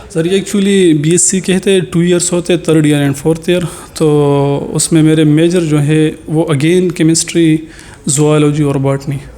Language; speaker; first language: Urdu; non-native, local second language; Pashto